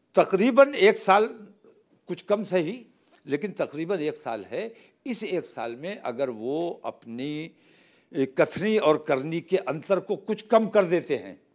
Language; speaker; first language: Hindi; native; Hindi